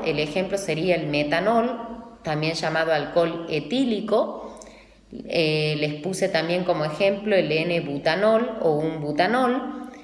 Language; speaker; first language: Spanish; native; Spanish